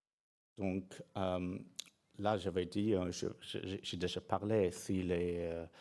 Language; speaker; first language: French; non-native, fluent; English